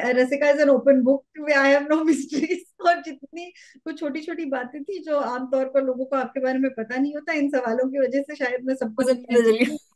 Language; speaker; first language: Hindi; native; Hindi